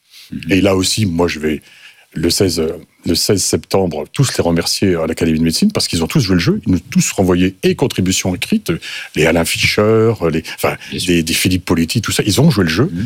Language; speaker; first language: French; native; French